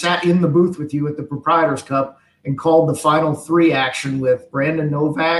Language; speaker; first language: English; native; English